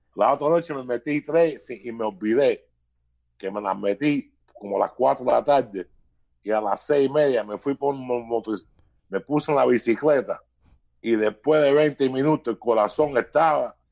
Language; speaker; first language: Spanish; early bilingual, heritage; Spanish